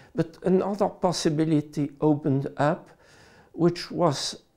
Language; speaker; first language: English; non-native, fluent; French